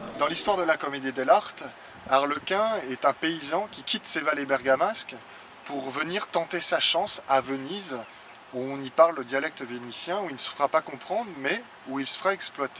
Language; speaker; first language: French; native; French